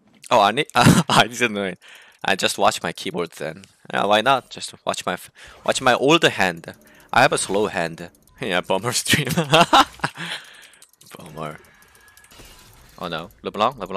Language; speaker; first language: English; non-native, fluent; Korean